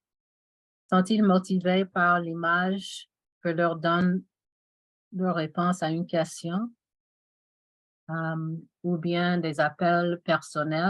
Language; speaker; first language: French; non-native, fluent; English